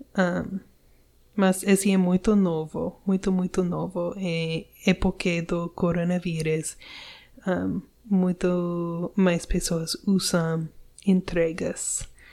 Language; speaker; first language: Portuguese; non-native, learner; English